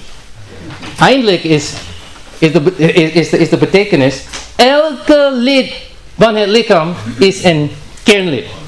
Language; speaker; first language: Dutch; non-native, learner; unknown